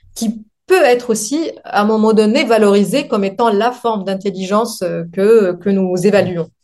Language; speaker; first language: French; non-native, local second language; Arabic